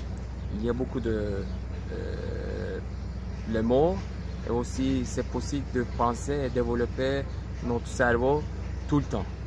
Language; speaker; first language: French; non-native, fluent; Turkish